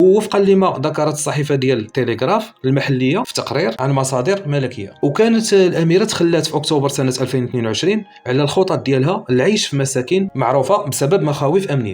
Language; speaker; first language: Arabic; native; Arabic